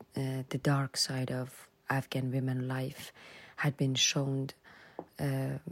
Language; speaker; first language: English; non-native, fluent; Persian